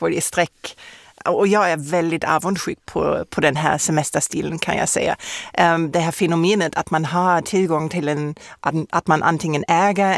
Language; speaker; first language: Swedish; non-native, fluent; German